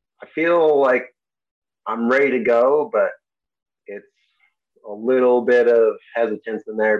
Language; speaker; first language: English; native; English